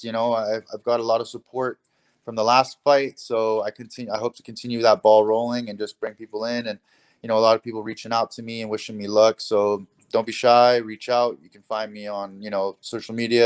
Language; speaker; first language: English; native; English